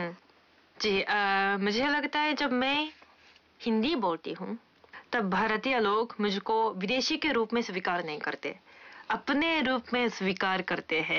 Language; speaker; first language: Hindi; non-native, fluent; Japanese